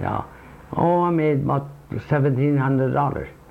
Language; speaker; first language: English; non-native, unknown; Swedish